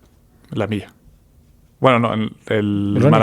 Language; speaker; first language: Spanish; native; Spanish